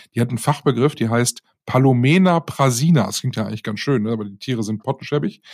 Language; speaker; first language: German; native; German